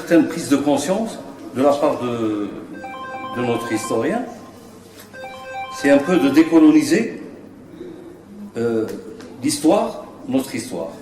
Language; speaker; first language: French; non-native, local second language; Arabic